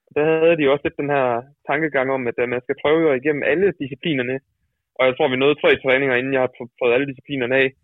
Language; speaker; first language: Danish; early bilingual, other home language; Dutch